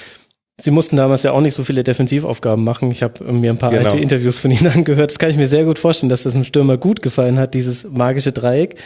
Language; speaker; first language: German; native; German